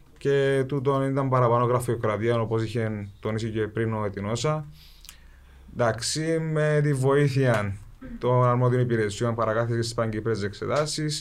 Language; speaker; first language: Greek; early bilingual, other home language; Kurdish